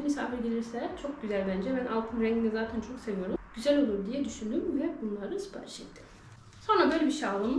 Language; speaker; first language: Turkish; early bilingual, heritage; Turkish